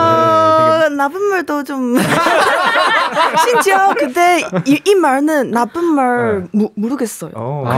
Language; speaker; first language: Korean; non-native, learner; Chinese